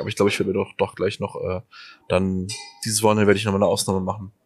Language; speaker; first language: German; native; German